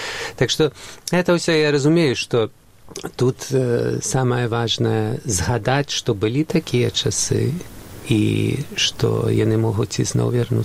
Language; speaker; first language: Belarusian; early bilingual, heritage; Belarusian